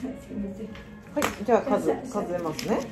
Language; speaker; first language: Japanese; native; Japanese